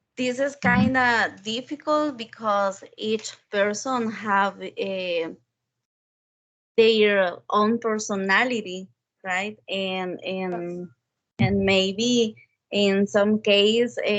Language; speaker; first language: English; non-native, learner; Spanish